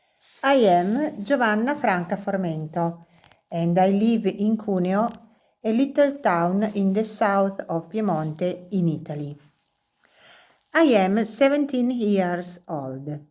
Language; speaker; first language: English; non-native, learner; Italian